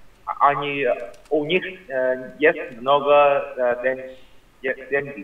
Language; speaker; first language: Russian; non-native, learner; Vietnamese